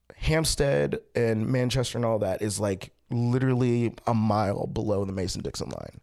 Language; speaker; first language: English; native; English